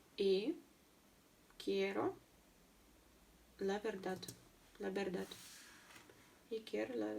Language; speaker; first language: Spanish; non-native, learner; Russian